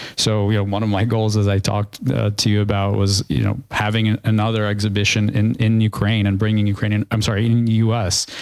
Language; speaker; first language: English; early bilingual, other home language; Ukrainian